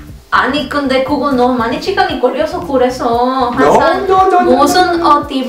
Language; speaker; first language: Korean; non-native, learner; Spanish